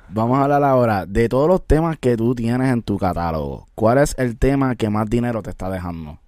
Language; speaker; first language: Spanish; native; Spanish